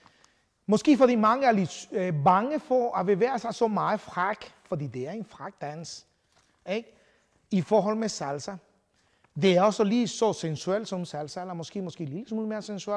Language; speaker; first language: Danish; non-native, fluent; Spanish